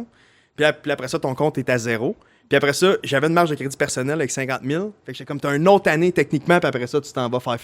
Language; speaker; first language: French; native; French